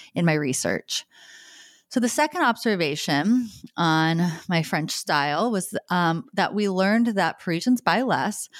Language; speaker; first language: English; native; English